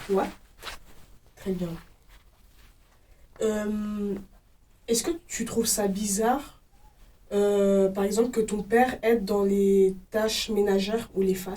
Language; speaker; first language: French; native; French